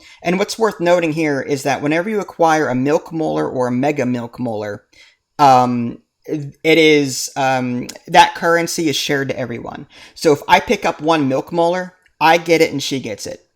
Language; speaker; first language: English; native; English